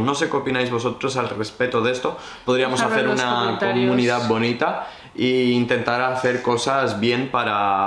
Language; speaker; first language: Spanish; native; Spanish